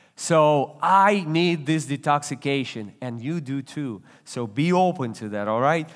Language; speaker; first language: English; non-native, fluent; Russian